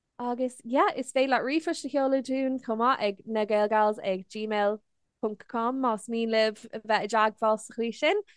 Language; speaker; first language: Irish; non-native, local second language; English